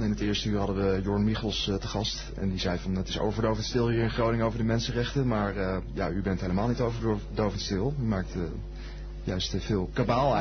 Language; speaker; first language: Dutch; native; Dutch